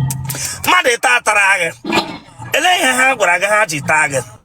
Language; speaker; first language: Igbo; native; Igbo